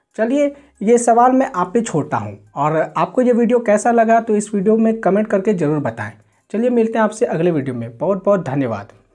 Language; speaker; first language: Hindi; native; Hindi